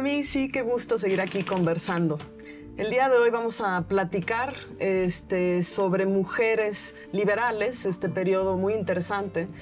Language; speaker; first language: Spanish; native; Spanish